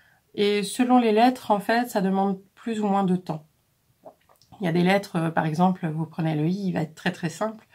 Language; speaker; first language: French; native; French